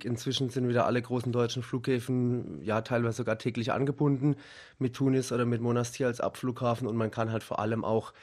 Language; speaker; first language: German; native; German